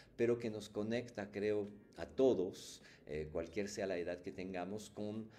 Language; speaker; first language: Spanish; non-native, fluent; French